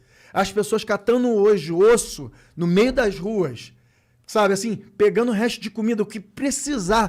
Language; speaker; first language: Portuguese; native; Portuguese